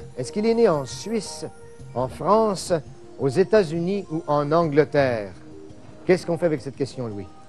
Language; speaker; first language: French; native; French